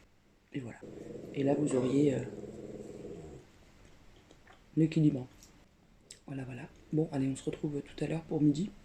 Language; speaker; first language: French; native; French